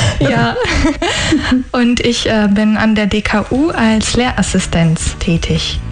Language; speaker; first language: German; early bilingual, other home language; Russian